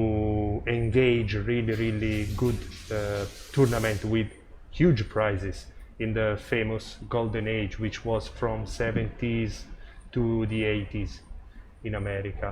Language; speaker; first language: English; non-native, fluent; Italian